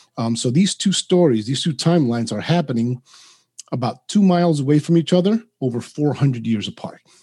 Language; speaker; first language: English; early bilingual, other home language; Spanish